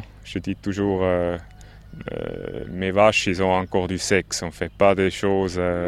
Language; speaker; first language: French; non-native, local second language; German